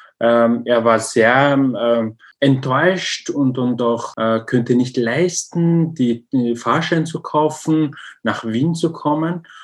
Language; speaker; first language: German; non-native, learner; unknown